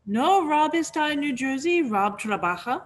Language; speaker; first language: Spanish; non-native, learner; English